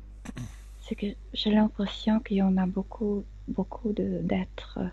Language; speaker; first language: French; non-native, fluent; Spanish